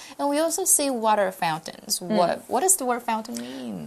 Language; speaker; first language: English; non-native, fluent; Chinese